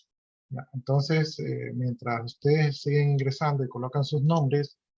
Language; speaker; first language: Spanish; native; Spanish